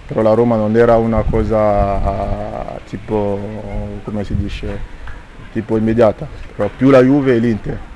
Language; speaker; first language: Italian; non-native, fluent; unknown